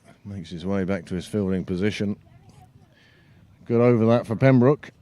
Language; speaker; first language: English; native; English